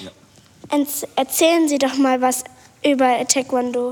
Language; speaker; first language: German; native; German